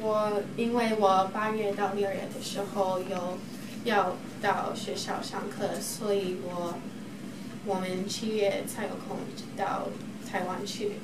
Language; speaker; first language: Chinese; early bilingual, heritage; Chinese